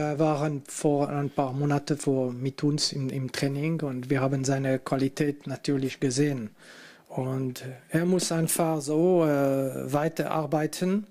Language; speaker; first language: German; non-native, fluent; French